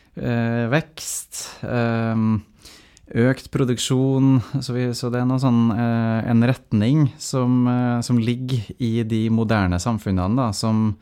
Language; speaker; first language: Norwegian; native; Norwegian